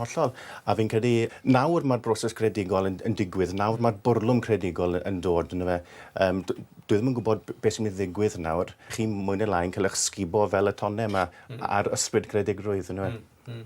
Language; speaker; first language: Welsh; native; Welsh